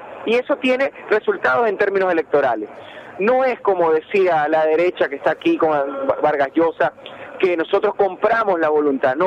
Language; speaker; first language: Spanish; native; Spanish